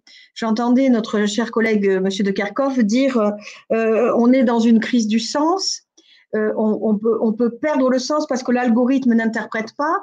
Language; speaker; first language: French; native; French